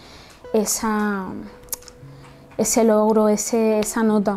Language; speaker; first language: Spanish; early bilingual, other home language; Arabic